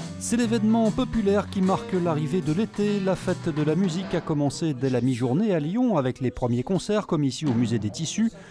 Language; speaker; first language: French; native; French